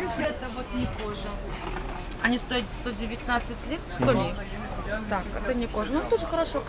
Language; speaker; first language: Russian; native; Russian